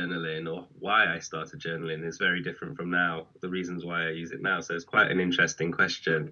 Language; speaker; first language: English; native; English